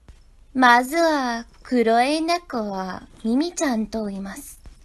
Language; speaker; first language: Japanese; non-native, learner; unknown